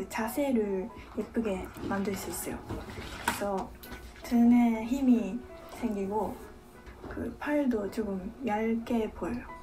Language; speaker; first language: Korean; non-native, fluent; Japanese